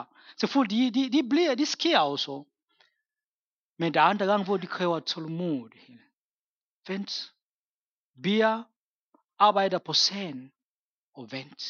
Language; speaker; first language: Danish; non-native, fluent; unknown